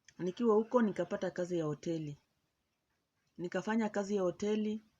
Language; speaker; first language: Swahili; non-native, local second language; Luyia